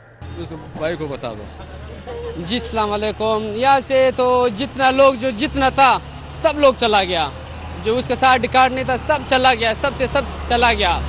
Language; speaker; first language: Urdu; non-native, learner; Pashto